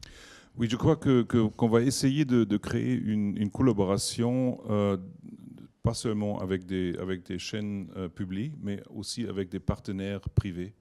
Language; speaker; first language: French; non-native, learner; German